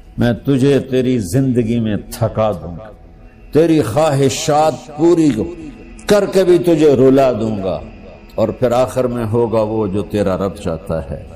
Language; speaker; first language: Urdu; non-native, local second language; Punjabi